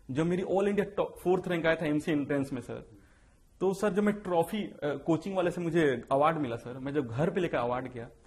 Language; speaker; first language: Hindi; native; Hindi